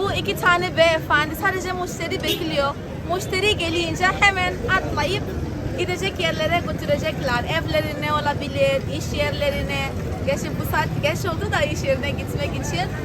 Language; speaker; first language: Turkish; non-native, fluent; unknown